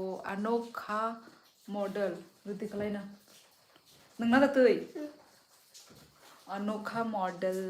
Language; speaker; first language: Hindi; non-native, local second language; Kok Borok